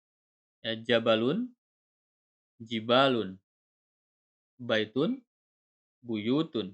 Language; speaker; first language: Arabic; non-native, fluent; Indonesian